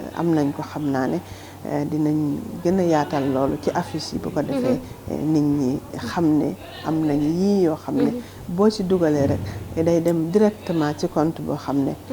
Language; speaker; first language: Wolof; native; Wolof